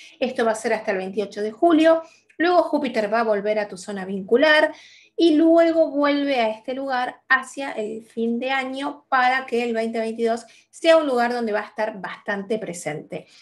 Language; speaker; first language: Spanish; native; Spanish